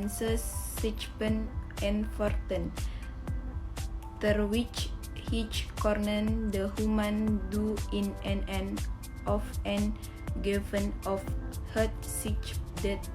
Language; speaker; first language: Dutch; non-native, learner; Indonesian